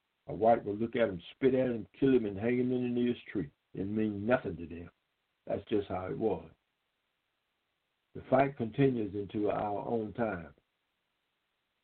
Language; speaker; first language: English; native; English